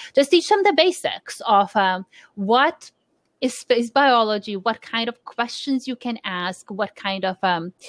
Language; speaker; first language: English; non-native, fluent; Lithuanian